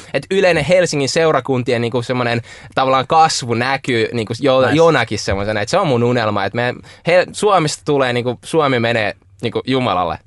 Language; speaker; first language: Finnish; early bilingual, other home language; Russian